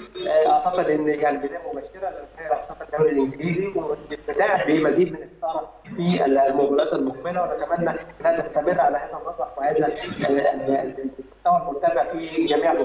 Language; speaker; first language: Arabic; native; Arabic